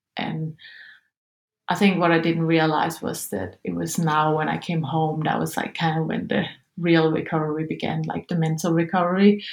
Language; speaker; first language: English; non-native, fluent; Danish